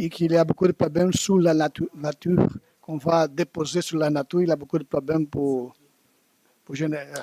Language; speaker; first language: French; non-native, learner; Portuguese